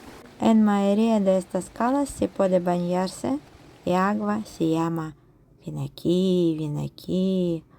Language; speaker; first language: Spanish; non-native, fluent; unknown